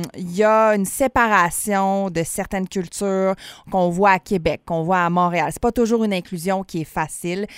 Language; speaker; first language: French; native; French